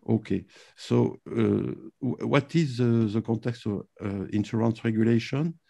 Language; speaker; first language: English; non-native, fluent; French